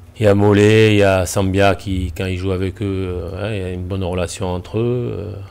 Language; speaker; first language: French; native; French